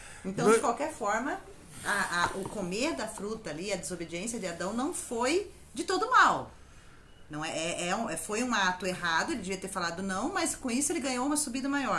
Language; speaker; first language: Portuguese; native; Portuguese